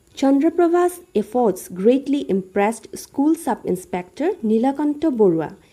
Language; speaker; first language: English; non-native, local second language; Assamese